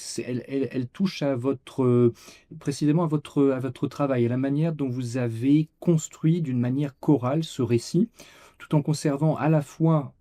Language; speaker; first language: French; native; French